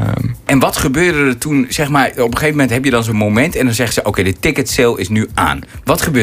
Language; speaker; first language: Dutch; native; Dutch